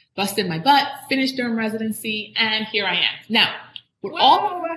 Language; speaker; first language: English; native; English